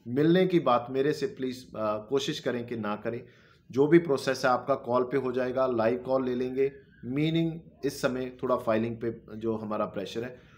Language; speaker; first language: Hindi; non-native, local second language; Punjabi